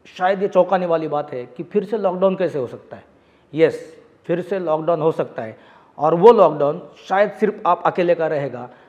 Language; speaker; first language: Hindi; non-native, local second language; Marathi